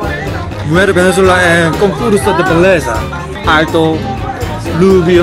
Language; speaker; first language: Spanish; non-native, learner; Korean